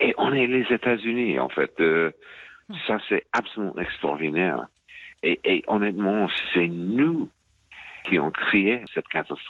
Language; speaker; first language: French; non-native, fluent; English